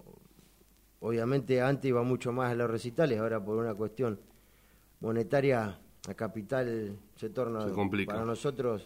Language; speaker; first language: Spanish; native; Spanish